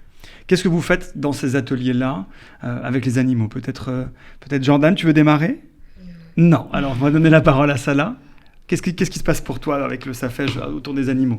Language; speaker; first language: French; native; French